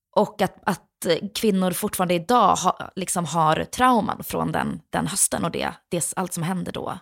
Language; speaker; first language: Swedish; early bilingual, other home language; Bosnian